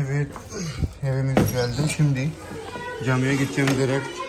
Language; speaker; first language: Turkish; non-native, learner; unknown